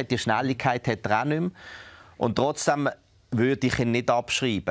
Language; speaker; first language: German; native; German